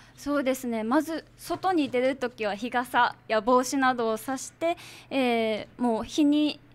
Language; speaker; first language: Japanese; native; Japanese